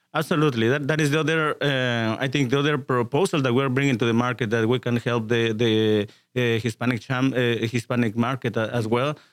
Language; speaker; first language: English; non-native, fluent; Spanish